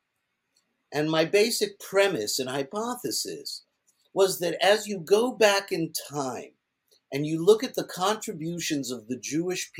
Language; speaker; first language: English; early bilingual, other home language; Yiddish